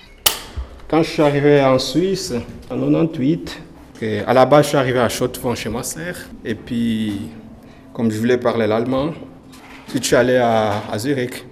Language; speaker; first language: French; non-native, fluent; Portuguese